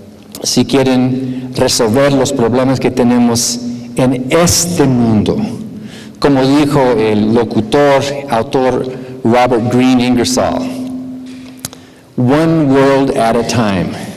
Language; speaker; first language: Spanish; non-native, fluent; English